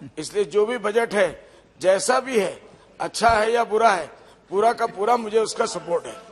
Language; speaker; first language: Hindi; non-native, local second language; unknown